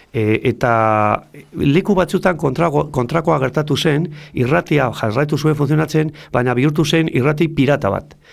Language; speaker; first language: Basque; non-native, local second language; Spanish